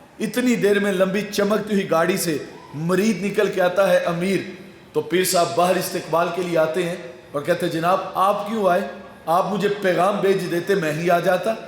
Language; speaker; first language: Urdu; non-native, local second language; Punjabi